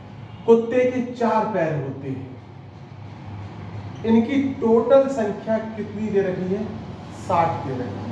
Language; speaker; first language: Hindi; native; Hindi